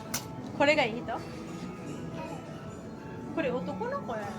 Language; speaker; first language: Japanese; non-native, fluent; Filipino